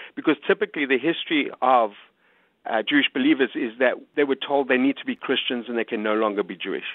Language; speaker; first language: English; native; English